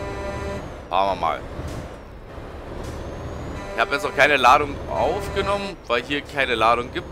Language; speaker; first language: German; native; German